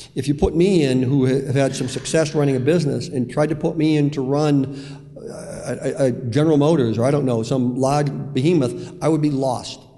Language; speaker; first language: English; native; English